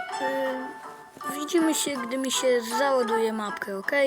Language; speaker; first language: Polish; native; Polish